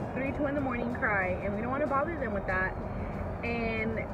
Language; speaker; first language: English; early bilingual, other home language; Spanish